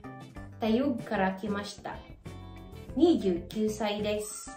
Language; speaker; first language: Japanese; non-native, fluent; Filipino